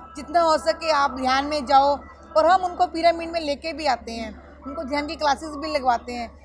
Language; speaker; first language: Hindi; native; Hindi